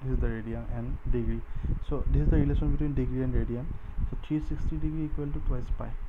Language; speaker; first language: English; non-native, local second language; Assamese